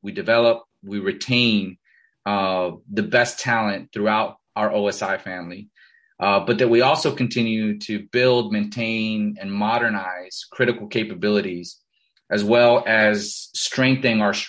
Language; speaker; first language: English; early bilingual, other home language; Spanish